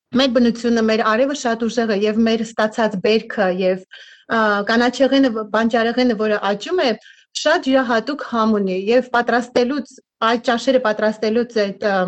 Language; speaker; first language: Armenian; native; Armenian